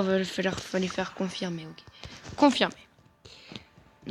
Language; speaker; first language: French; native; French